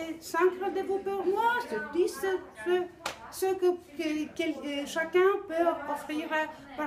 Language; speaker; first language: French; non-native, learner; Greek